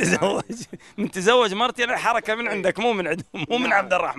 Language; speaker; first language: Arabic; native; Arabic